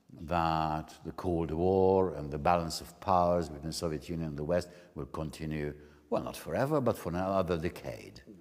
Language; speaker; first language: English; non-native, fluent; Hungarian